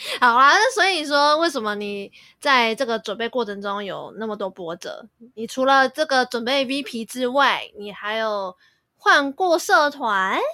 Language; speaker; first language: Chinese; native; Chinese